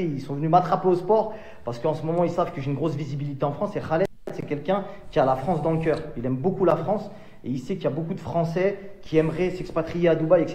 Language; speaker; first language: French; native; French